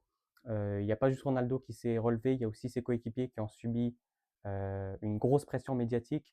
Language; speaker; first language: French; native; French